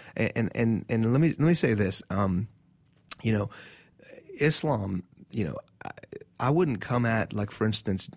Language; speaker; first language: English; non-native, fluent; Persian